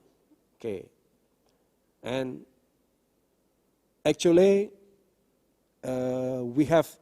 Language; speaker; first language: English; non-native, fluent; Indonesian